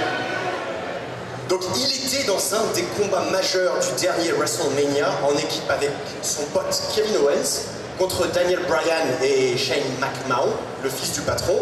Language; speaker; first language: French; native; French